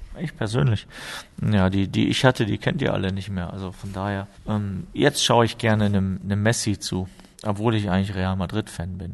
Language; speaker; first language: German; native; German